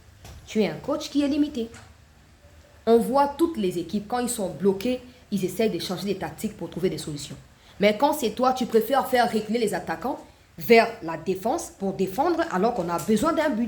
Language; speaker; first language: French; non-native, local second language; Lingala